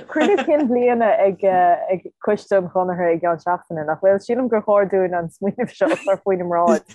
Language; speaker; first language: Irish; non-native, local second language; English